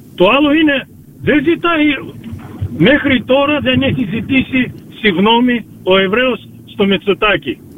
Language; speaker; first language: Greek; early bilingual, heritage; Greek